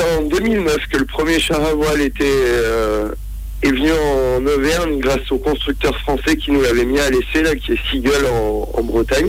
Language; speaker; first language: French; native; French